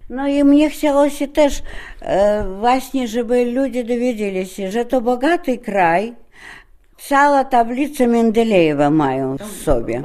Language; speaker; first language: Polish; non-native, fluent; Russian